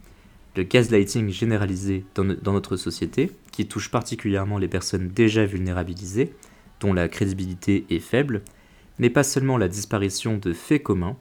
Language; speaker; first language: French; native; French